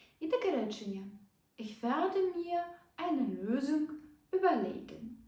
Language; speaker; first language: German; non-native, fluent; Ukrainian